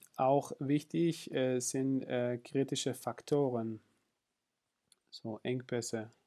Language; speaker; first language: German; non-native, fluent; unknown